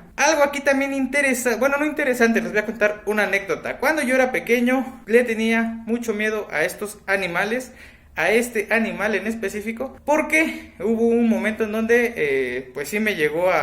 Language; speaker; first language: Spanish; native; Spanish